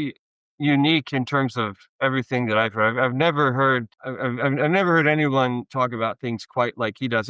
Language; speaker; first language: English; native; English